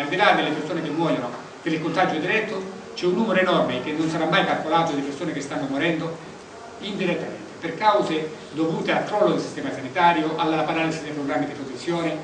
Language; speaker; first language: Italian; native; Italian